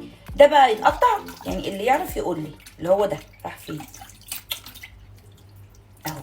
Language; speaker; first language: Arabic; native; Arabic